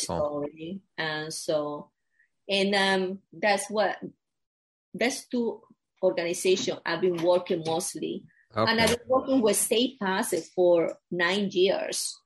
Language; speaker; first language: English; non-native, fluent; Spanish